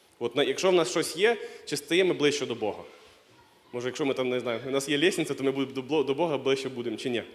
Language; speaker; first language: Ukrainian; non-native, local second language; Russian